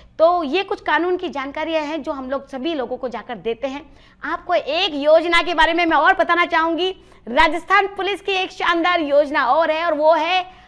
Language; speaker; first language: Hindi; native; Hindi